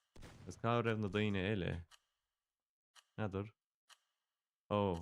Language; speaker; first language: Irish; non-native, local second language; English